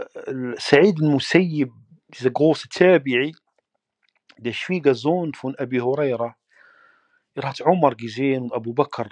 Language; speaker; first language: German; non-native, fluent; Arabic